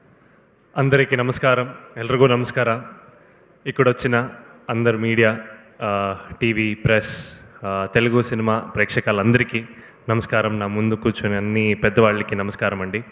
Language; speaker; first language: Telugu; non-native, learner; Kannada